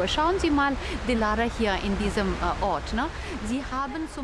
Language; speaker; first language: German; non-native, fluent; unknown